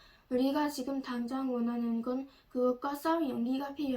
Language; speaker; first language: Korean; early bilingual, heritage; Korean